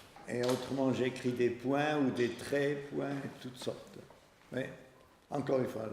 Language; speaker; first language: French; non-native, fluent; Swiss German